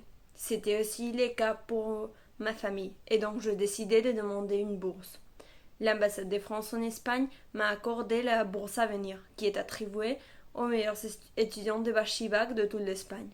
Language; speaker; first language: French; non-native, fluent; Spanish